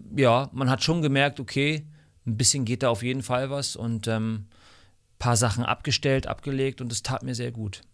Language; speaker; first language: German; non-native, fluent; English